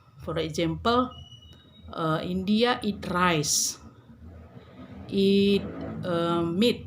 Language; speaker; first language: English; non-native, learner; Indonesian